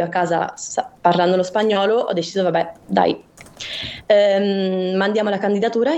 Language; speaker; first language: Italian; native; Italian